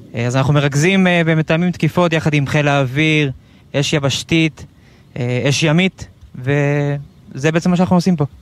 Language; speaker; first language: Hebrew; native; Hebrew